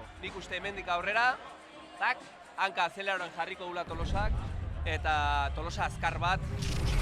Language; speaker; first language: Basque; native; Basque